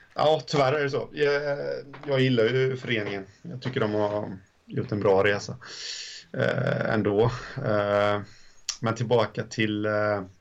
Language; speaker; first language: Swedish; native; Swedish